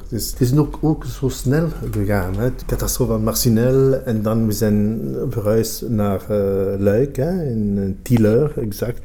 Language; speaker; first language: Dutch; non-native, local second language; Italian